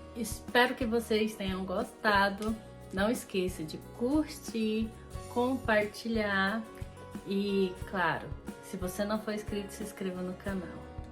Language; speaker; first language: Portuguese; native; Portuguese